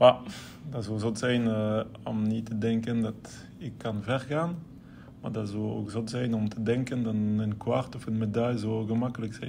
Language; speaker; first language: Dutch; non-native, local second language; French